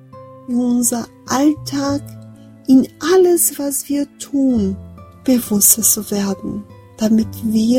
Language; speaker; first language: German; non-native, fluent; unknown